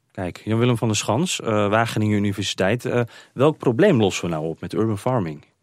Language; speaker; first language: Dutch; native; Dutch